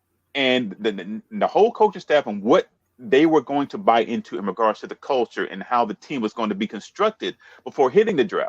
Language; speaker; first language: English; native; English